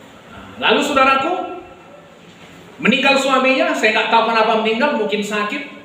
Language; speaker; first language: Indonesian; native; Indonesian